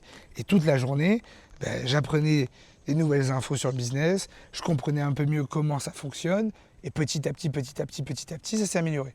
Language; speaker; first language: French; native; French